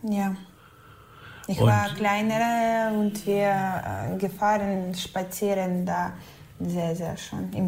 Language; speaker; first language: German; non-native, learner; Ukrainian